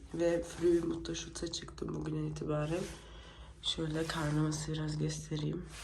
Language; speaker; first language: Turkish; early bilingual, heritage; Turkish